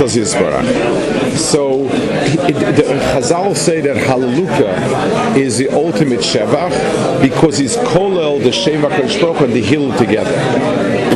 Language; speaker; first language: English; native; English